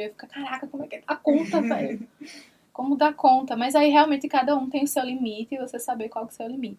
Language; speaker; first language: Portuguese; native; Portuguese